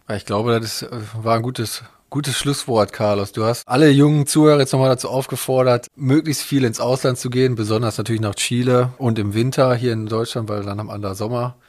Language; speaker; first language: German; native; German